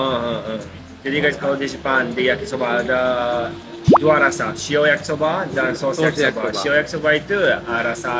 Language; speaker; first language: Indonesian; non-native, fluent; Japanese